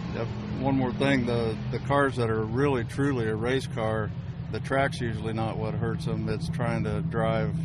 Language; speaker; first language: English; native; English